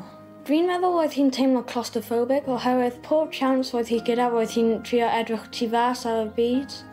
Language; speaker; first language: Welsh; non-native, local second language; English